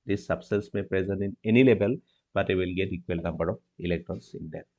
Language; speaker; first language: English; non-native, local second language; Assamese